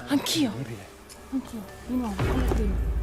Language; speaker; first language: Italian; native; Italian